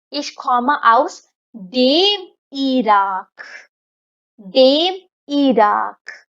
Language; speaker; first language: German; non-native, fluent; Hindi